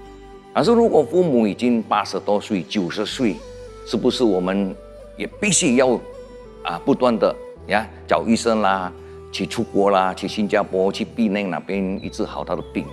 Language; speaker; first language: Chinese; non-native, fluent; Indonesian